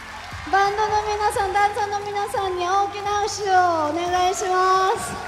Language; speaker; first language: Japanese; non-native, fluent; Korean